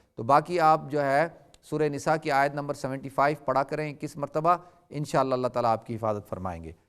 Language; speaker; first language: Urdu; native; Urdu